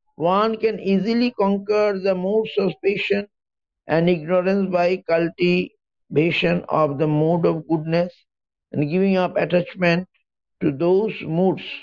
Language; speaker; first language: English; non-native, local second language; Bangla